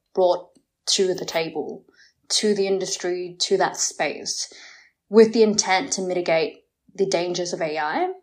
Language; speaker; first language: English; early bilingual, other home language; Vietnamese